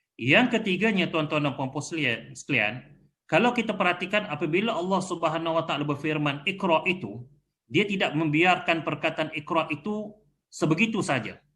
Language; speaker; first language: Malay; native; Malay